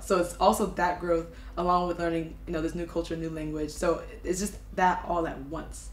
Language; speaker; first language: English; early bilingual, other home language; Japanese